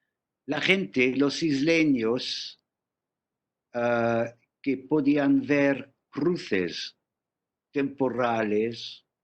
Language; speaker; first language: Spanish; non-native, fluent; English